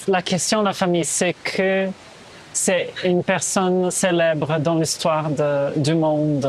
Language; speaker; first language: French; non-native, fluent; Portuguese